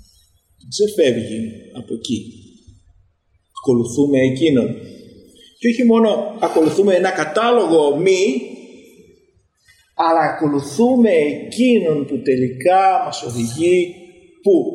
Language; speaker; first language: Greek; native; Greek